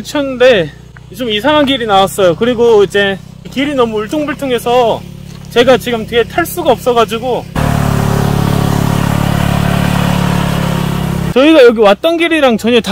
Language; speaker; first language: Korean; native; Korean